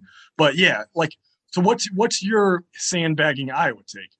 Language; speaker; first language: English; native; English